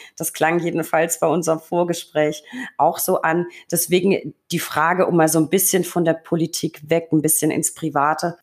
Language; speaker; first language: German; native; German